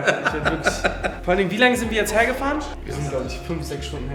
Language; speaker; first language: German; native; German